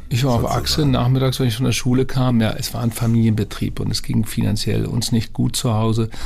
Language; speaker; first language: German; native; German